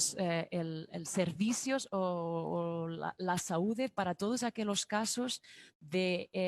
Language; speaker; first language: Spanish; non-native, fluent; Portuguese